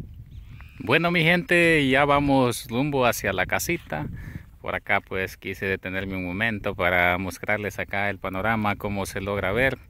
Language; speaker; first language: Spanish; native; Spanish